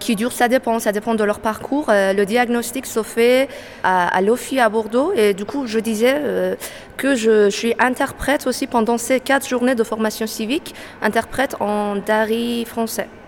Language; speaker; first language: French; non-native, fluent; Persian